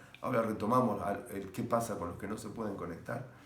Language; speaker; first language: Spanish; native; Spanish